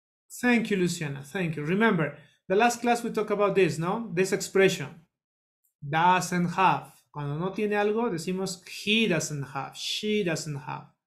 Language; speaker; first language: English; non-native, learner; Spanish